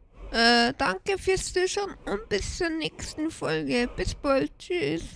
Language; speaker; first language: German; native; German